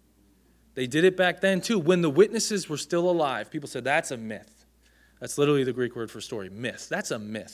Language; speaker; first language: English; native; English